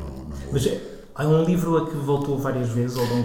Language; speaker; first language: Portuguese; native; Portuguese